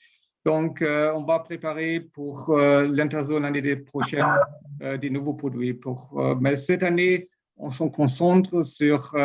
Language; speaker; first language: French; non-native, learner; German